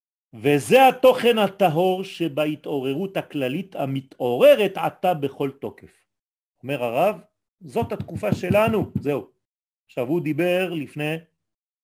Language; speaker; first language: Hebrew; non-native, fluent; French